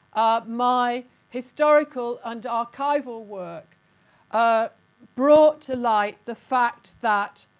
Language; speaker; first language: English; native; English